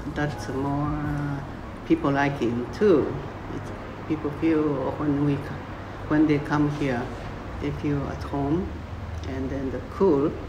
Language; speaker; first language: English; non-native, fluent; Japanese